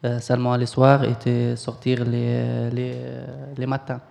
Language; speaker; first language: French; non-native, learner; Arabic